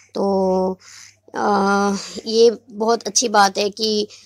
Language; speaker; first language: Hindi; native; Hindi